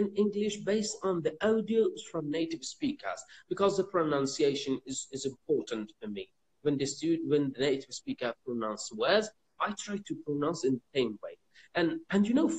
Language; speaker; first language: English; non-native, fluent; Persian